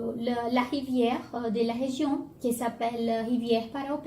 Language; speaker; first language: French; non-native, learner; Portuguese